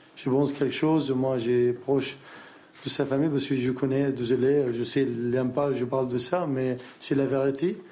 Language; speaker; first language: French; non-native, learner; Arabic